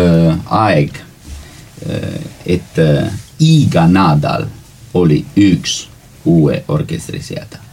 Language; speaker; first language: Estonian; non-native, learner; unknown